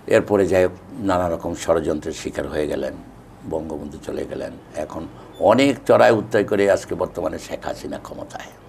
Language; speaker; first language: Bangla; native; Bangla